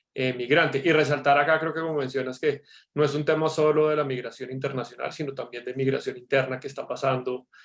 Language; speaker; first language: Spanish; native; Spanish